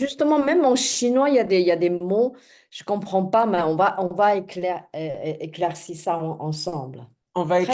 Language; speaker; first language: French; non-native, fluent; Chinese